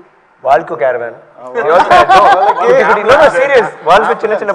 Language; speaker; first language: Telugu; non-native, fluent; Tamil